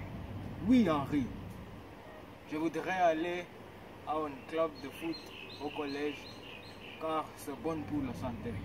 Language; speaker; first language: French; non-native, learner; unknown